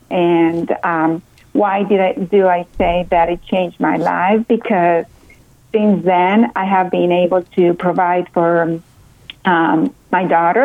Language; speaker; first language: English; non-native, fluent; Spanish